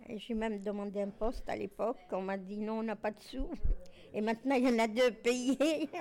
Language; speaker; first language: French; non-native, local second language; Arabic